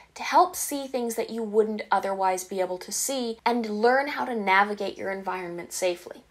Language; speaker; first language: English; native; English